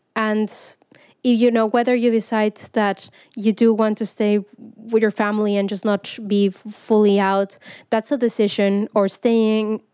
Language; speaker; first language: English; non-native, fluent; Spanish